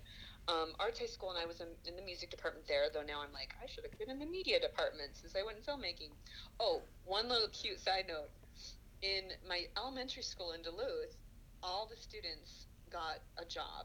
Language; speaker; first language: English; native; English